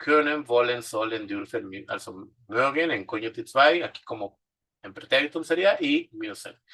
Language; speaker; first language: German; non-native, fluent; Spanish